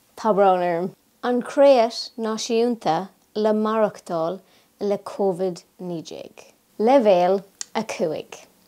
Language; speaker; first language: Irish; non-native, local second language; English